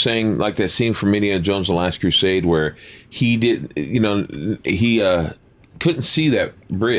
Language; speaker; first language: English; native; English